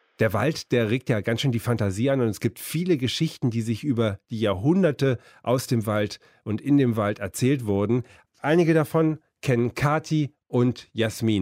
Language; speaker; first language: German; native; German